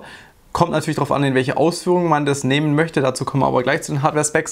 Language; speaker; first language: German; native; German